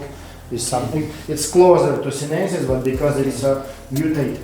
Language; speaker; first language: English; non-native, learner; Russian